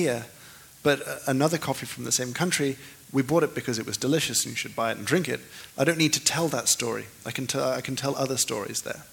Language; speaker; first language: English; native; English